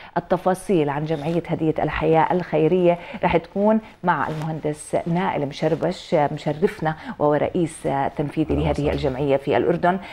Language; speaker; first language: Arabic; native; Arabic